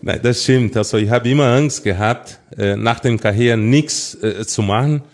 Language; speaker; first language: German; non-native, fluent; Portuguese